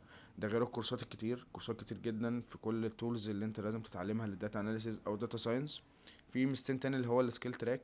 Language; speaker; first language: Arabic; native; Arabic